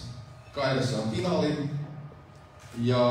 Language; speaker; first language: Finnish; non-native, fluent; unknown